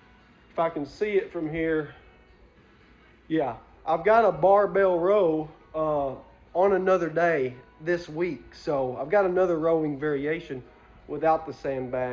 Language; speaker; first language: English; native; English